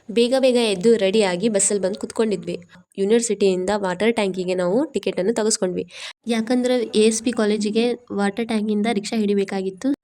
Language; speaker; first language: Kannada; non-native, local second language; Lambadi